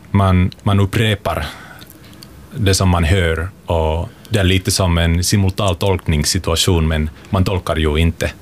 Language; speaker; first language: Swedish; non-native, local second language; Finnish